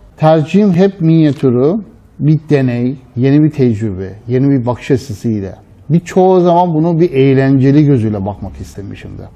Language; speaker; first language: Turkish; non-native, fluent; Persian